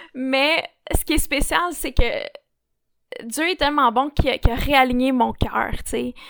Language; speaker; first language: French; native; French